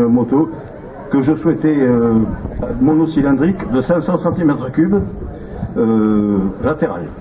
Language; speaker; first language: French; native; French